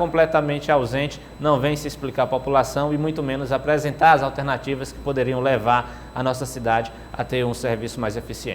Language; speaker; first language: Portuguese; native; Portuguese